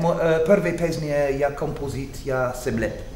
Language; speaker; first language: Russian; non-native, learner; English